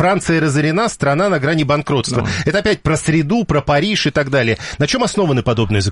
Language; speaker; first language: Russian; native; Russian